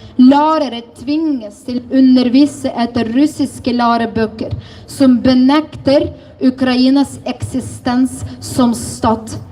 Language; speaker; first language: Norwegian; non-native, fluent; Ukrainian